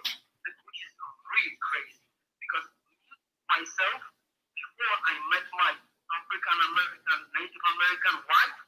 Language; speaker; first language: English; non-native, fluent; Polish